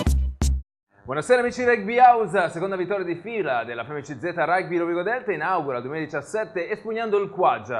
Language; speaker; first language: Italian; native; Italian